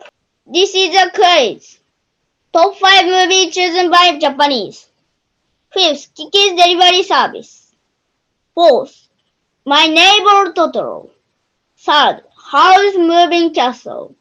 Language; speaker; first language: English; non-native, learner; Japanese